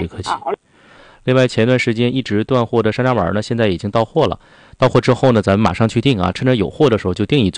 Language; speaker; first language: Chinese; native; Chinese